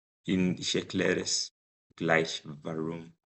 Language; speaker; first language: German; non-native, fluent; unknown